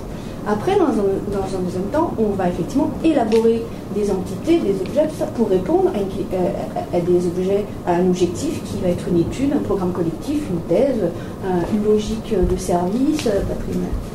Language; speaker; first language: French; native; French